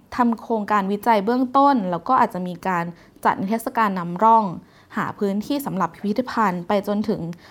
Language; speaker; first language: Thai; native; Thai